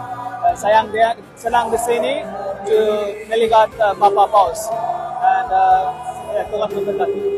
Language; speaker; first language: Indonesian; non-native, learner; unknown